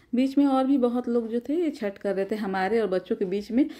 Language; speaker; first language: Hindi; native; Hindi